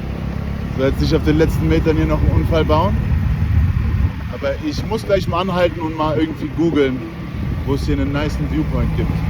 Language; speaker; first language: German; native; German